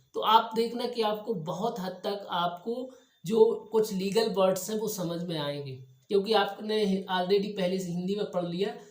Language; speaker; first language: Hindi; native; Hindi